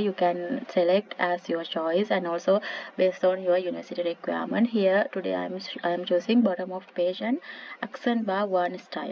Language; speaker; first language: English; non-native, local second language; Sinhala